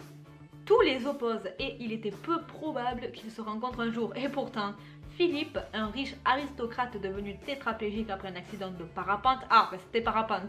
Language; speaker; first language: French; native; French